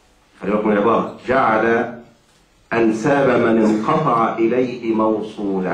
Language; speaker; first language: Arabic; native; Arabic